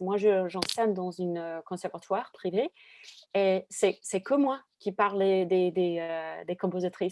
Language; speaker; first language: French; non-native, fluent; English